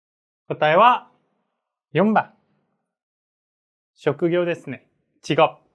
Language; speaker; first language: Japanese; non-native, fluent; Korean